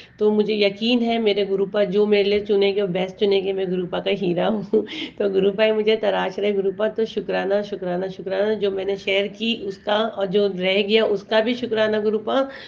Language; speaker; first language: Hindi; native; Hindi